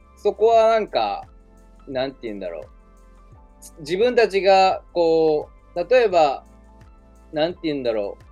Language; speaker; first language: Japanese; native; Japanese